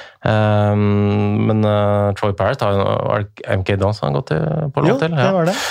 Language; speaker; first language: Norwegian; native; Norwegian